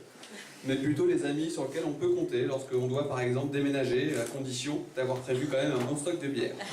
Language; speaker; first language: French; native; French